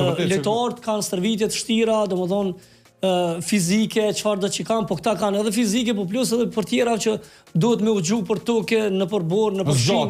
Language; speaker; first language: Albanian; native; Albanian